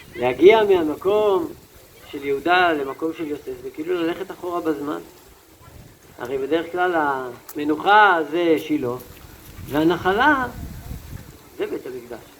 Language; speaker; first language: Hebrew; native; Hebrew